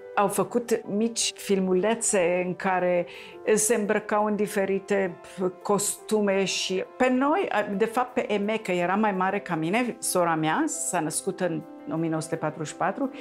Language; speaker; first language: Romanian; native; Romanian